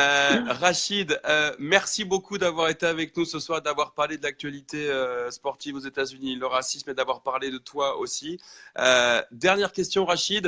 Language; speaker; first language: French; native; French